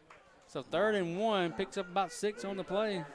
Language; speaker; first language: English; native; English